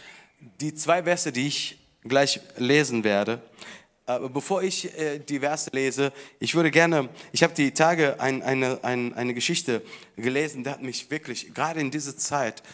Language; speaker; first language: German; non-native, fluent; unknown